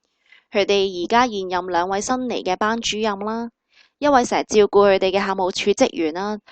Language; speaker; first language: Cantonese; native; Cantonese